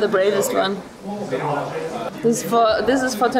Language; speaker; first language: English; non-native, fluent; German